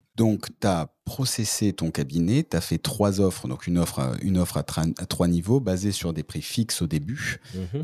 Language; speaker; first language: French; native; French